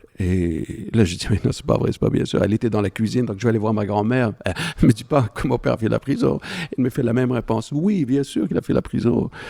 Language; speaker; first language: French; non-native, local second language; Arabic